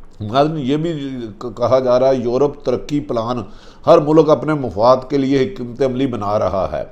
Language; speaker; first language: Urdu; non-native, local second language; Punjabi